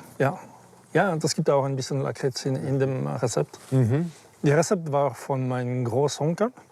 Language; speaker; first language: German; non-native, learner; French